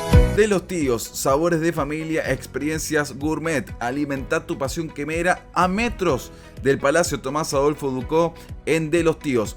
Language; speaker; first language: Spanish; native; Spanish